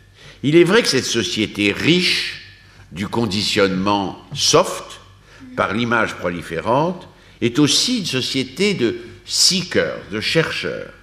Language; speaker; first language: French; native; French